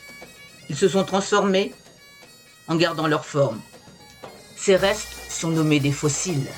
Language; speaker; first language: French; native; French